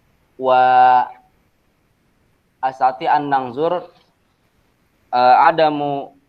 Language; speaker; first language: Arabic; non-native, learner; Indonesian